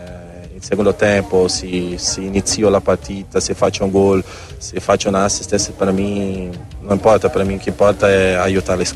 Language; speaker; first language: Italian; non-native, learner; Portuguese